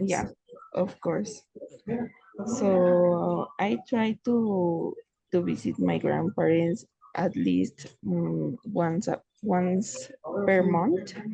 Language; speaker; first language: English; non-native, fluent; Spanish